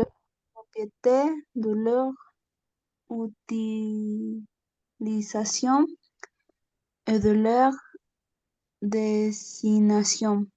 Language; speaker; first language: French; non-native, learner; Spanish